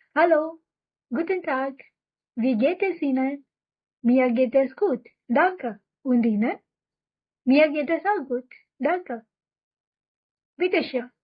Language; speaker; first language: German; non-native, fluent; Hindi